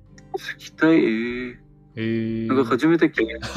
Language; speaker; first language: Japanese; non-native, learner; Ukrainian